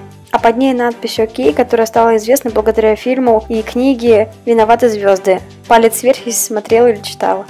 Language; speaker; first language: Russian; native; Russian